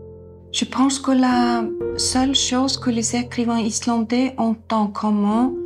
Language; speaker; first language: French; non-native, fluent; Icelandic